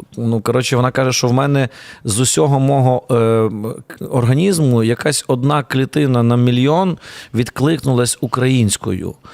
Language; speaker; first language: Ukrainian; native; Ukrainian